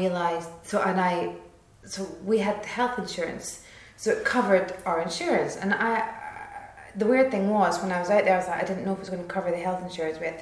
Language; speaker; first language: English; native; English